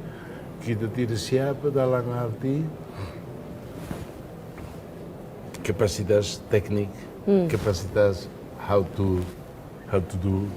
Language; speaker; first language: Indonesian; non-native, fluent; Tetum